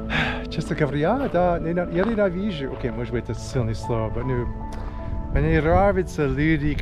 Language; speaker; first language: Russian; non-native, learner; English